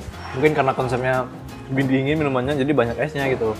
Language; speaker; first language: Indonesian; native; Indonesian